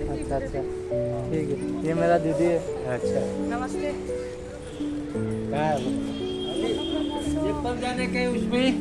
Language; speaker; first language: Hindi; non-native, local second language; Bangla